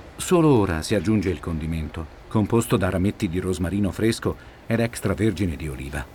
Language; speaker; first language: Italian; native; Italian